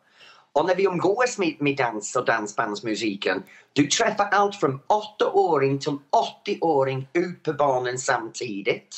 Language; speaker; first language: Swedish; non-native, fluent; English